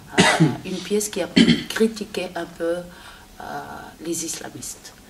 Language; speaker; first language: French; non-native, local second language; Arabic